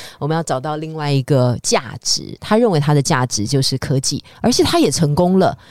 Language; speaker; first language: Chinese; native; Chinese